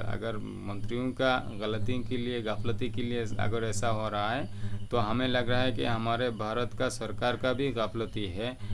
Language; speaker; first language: Hindi; non-native, local second language; Bangla